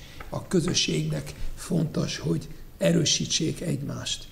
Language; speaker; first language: Hungarian; non-native, fluent; English